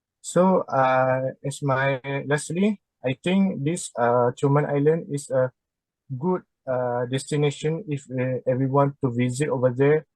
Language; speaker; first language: English; non-native, learner; Malay